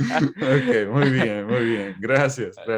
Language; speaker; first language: Spanish; non-native, learner; English